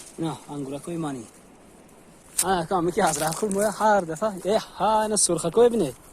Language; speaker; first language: Tajik; native; Tajik